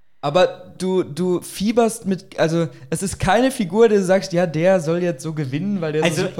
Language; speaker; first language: German; native; German